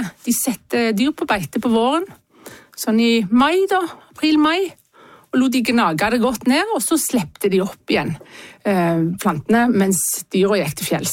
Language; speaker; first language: Norwegian; native; Norwegian